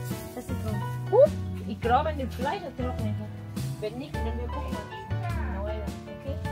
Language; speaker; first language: German; non-native, learner; Filipino